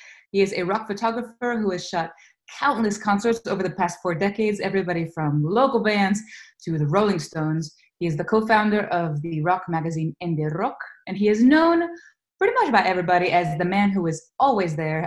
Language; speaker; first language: English; native; English